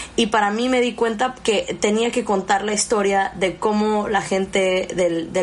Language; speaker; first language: Spanish; early bilingual, heritage; Spanish